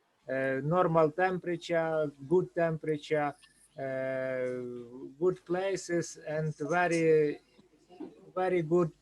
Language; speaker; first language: English; non-native, learner; Ukrainian